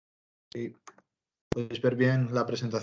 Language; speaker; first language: Spanish; native; Spanish